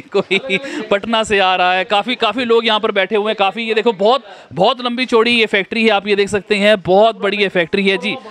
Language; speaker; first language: Hindi; native; Hindi